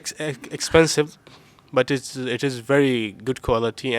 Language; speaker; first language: English; non-native, learner; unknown